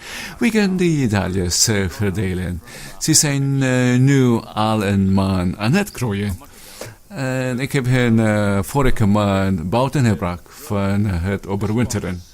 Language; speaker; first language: Dutch; non-native, fluent; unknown